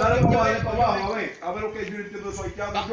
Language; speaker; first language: Spanish; native; Spanish